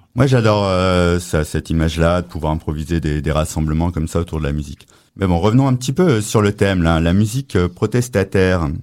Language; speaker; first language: French; native; French